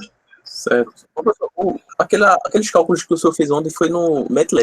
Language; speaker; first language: Portuguese; native; Portuguese